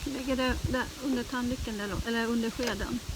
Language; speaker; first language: Swedish; non-native, learner; Thai